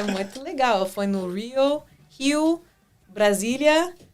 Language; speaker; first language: Portuguese; non-native, fluent; English